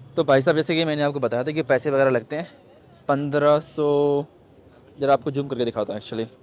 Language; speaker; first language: Hindi; native; Hindi